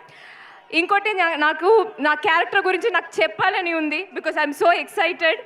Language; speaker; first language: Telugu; non-native, learner; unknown